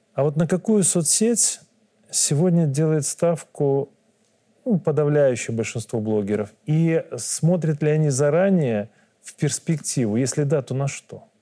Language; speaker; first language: Russian; native; Russian